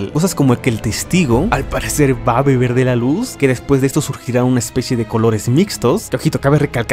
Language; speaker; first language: Spanish; native; Spanish